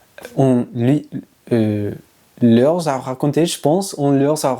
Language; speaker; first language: French; non-native, learner; English